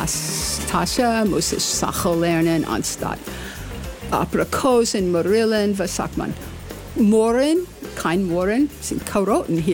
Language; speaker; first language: German; non-native, learner; English